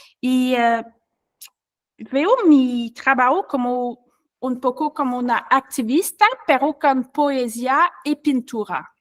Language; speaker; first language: Spanish; non-native, learner; French